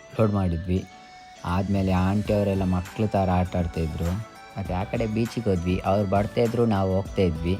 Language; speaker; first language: Kannada; non-native, local second language; Tulu